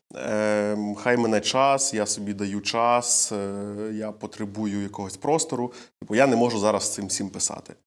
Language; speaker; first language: Ukrainian; native; Ukrainian